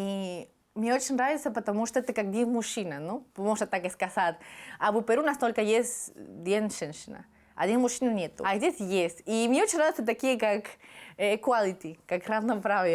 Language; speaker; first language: Russian; non-native, fluent; Spanish